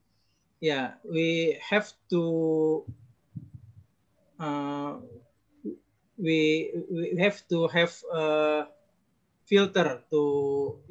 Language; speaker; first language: English; non-native, learner; Indonesian